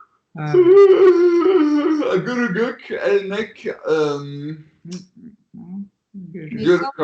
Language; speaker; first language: Hungarian; non-native, learner; French